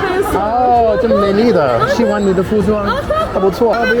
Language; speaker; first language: Chinese; non-native, learner; English